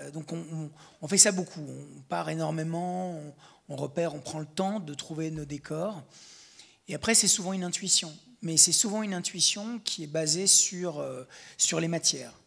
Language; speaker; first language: French; native; French